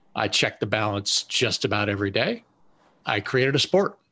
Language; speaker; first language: English; native; English